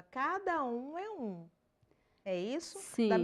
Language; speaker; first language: Portuguese; native; Portuguese